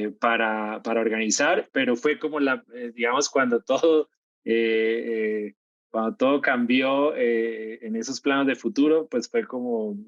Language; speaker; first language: Spanish; native; Spanish